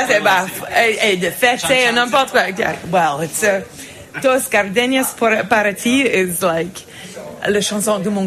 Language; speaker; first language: French; non-native, fluent; English